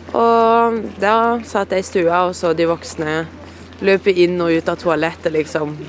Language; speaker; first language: Norwegian; early bilingual, other home language; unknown